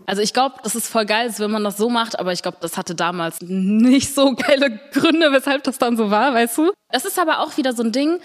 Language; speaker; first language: German; early bilingual, other home language; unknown